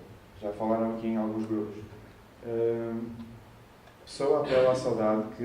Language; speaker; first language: Portuguese; native; Portuguese